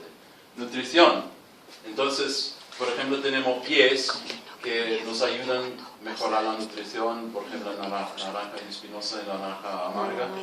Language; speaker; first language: Spanish; non-native, fluent; German